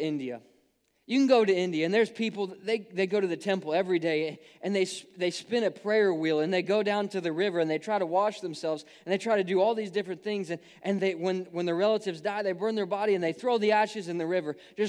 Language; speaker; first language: English; native; English